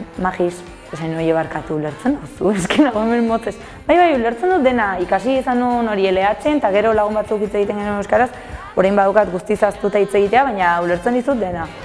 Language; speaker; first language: Basque; native; Basque